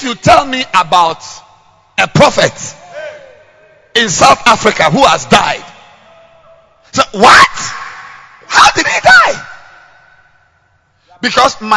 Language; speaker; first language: English; non-native, local second language; Akan